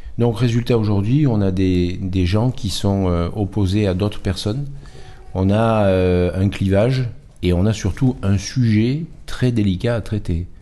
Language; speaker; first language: French; native; French